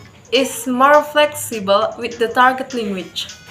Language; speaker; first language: English; non-native, learner; Indonesian